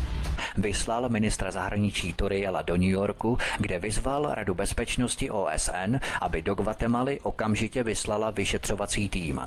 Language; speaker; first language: Czech; native; Czech